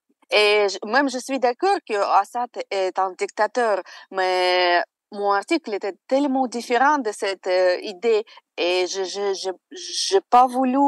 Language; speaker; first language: French; non-native, fluent; Russian